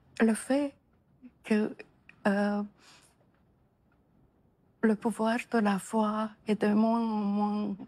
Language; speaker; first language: French; non-native, fluent; Romanian